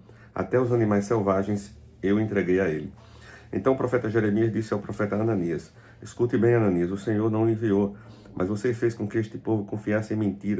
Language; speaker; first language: Portuguese; native; Portuguese